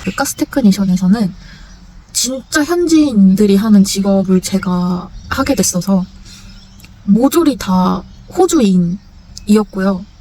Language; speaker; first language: Korean; native; Korean